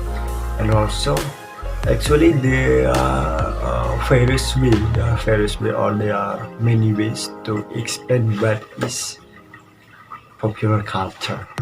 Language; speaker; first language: English; non-native, learner; Indonesian